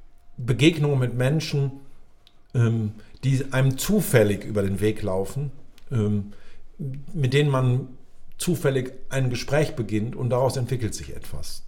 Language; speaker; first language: German; native; German